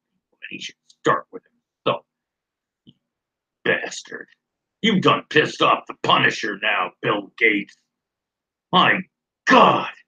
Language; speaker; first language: English; native; English